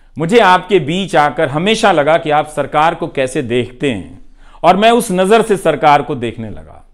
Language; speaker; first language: Hindi; non-native, local second language; Bhojpuri